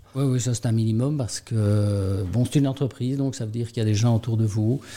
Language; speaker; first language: French; native; French